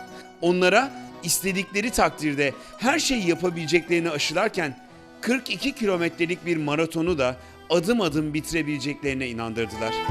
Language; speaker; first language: Turkish; native; Turkish